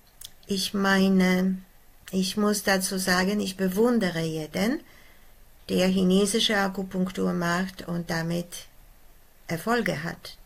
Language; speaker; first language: German; non-native, fluent; Polish